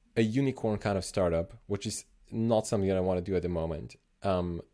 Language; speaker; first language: English; non-native, fluent; Slovenian